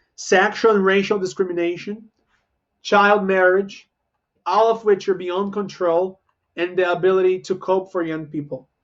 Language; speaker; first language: English; non-native, fluent; Portuguese